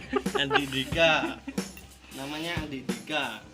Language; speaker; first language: Indonesian; non-native, local second language; Javanese